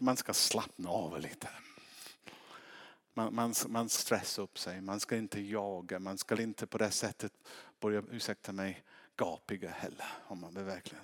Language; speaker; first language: Swedish; non-native, fluent; English